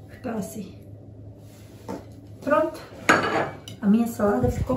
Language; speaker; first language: Portuguese; non-native, learner; Ukrainian